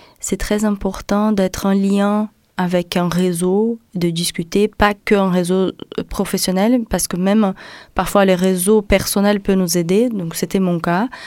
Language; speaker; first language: French; non-native, fluent; Portuguese